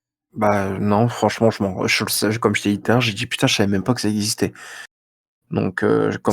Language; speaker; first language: French; native; French